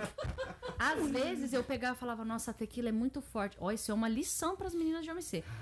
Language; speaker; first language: Portuguese; early bilingual, heritage; Portuguese